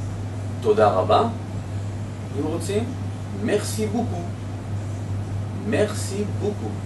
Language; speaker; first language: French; non-native, fluent; Hebrew